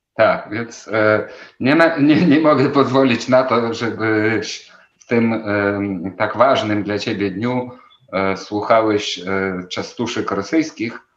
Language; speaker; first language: Polish; non-native, fluent; Ukrainian